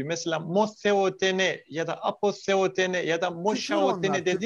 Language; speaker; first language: Turkish; native; Turkish